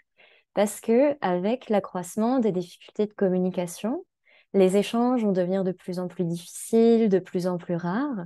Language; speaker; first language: French; native; French